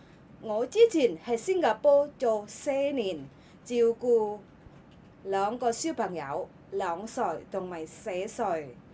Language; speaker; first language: Cantonese; non-native, learner; Indonesian